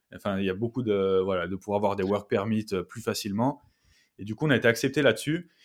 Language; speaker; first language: French; native; French